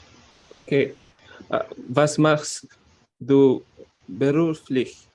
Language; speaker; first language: German; non-native, learner; Filipino